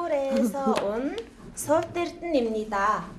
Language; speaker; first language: Korean; non-native, learner; Mongolian